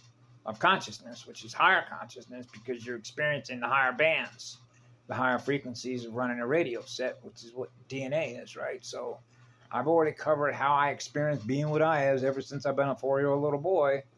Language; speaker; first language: English; native; English